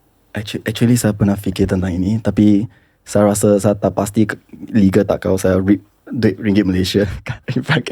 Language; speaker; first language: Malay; non-native, local second language; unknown